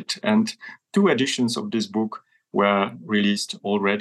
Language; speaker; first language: English; non-native, fluent; Polish